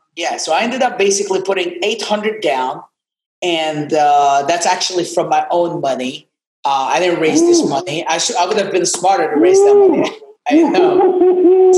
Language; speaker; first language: English; non-native, fluent; Arabic